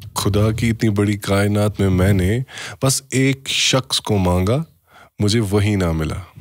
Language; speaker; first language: Hindi; non-native, local second language; Kashmiri